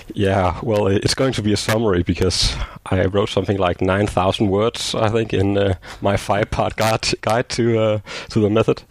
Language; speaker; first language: English; non-native, fluent; Danish